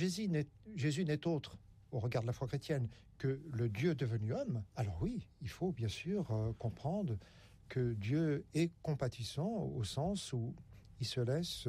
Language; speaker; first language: French; native; French